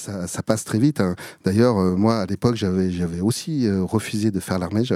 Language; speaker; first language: French; native; French